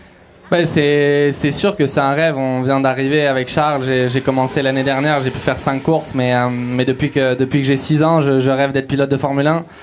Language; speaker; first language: French; native; French